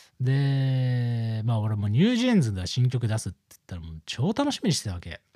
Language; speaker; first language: Japanese; native; Japanese